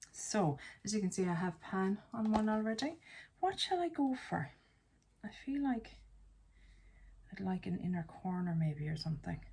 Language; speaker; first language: English; native; English